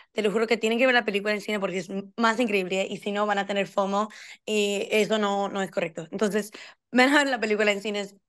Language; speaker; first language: Spanish; early bilingual, heritage; Spanish